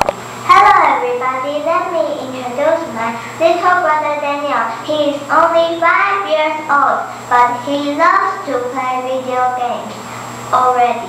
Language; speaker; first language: English; non-native, learner; Chinese